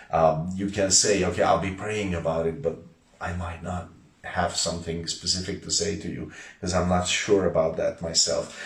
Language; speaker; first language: English; non-native, fluent; Hungarian